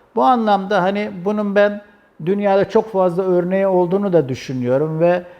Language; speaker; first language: Turkish; native; Turkish